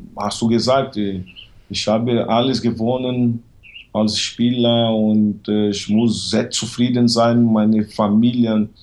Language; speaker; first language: German; non-native, learner; Portuguese